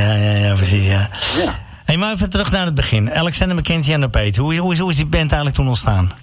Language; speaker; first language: Dutch; native; Dutch